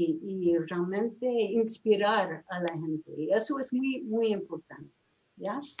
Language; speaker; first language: Spanish; non-native, fluent; English